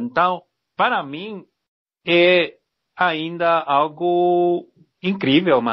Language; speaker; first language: Portuguese; non-native, learner; Spanish